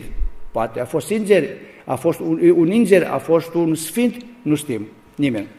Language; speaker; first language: Romanian; non-native, learner; Greek